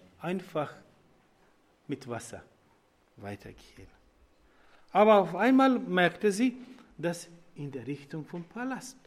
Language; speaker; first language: German; non-native, learner; Croatian